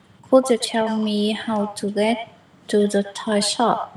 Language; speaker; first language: English; non-native, learner; Vietnamese